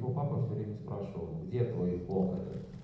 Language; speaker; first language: Russian; native; Russian